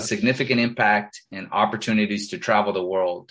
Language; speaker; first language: English; early bilingual, other home language; Spanish